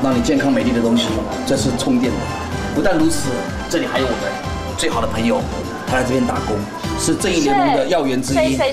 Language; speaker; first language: Chinese; native; Chinese